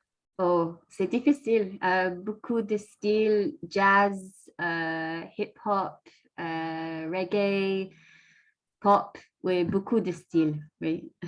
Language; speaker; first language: French; non-native, learner; English